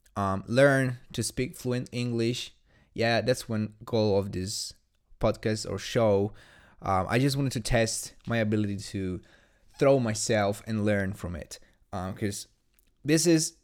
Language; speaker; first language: English; non-native, fluent; Italian